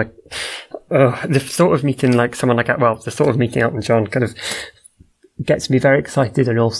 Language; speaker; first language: English; native; English